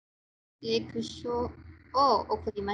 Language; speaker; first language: Japanese; non-native, learner; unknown